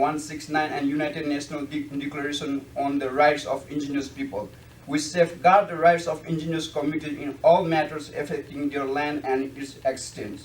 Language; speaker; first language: English; non-native, fluent; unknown